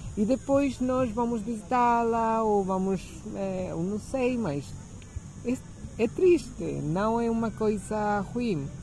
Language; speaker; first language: Portuguese; non-native, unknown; Spanish